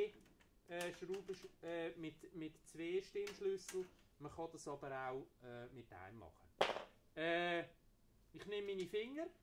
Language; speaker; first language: German; native; German